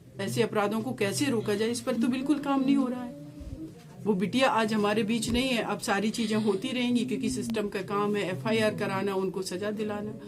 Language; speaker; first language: Hindi; native; Hindi